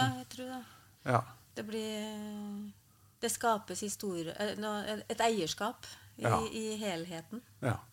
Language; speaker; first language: Norwegian; native; Norwegian